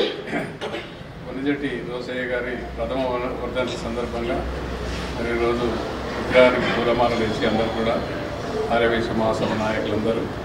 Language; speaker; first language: Telugu; native; Telugu